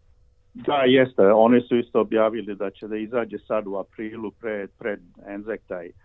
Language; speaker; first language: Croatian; early bilingual, heritage; Croatian